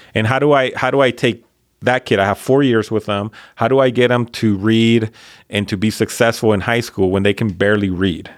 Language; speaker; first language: English; early bilingual, other home language; Spanish